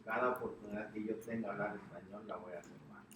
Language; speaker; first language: Spanish; early bilingual, heritage; Spanish